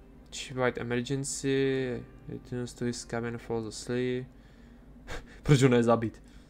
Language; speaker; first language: English; non-native, learner; Czech